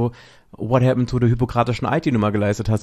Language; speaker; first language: German; native; German